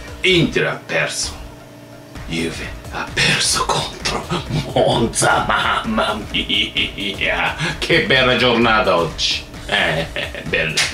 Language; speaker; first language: Italian; non-native, learner; Japanese